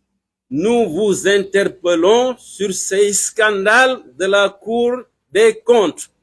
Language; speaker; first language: French; non-native, local second language; Wolof